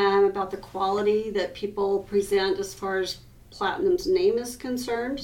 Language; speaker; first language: English; native; English